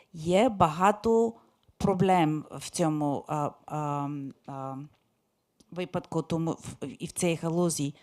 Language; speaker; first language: Ukrainian; non-native, fluent; English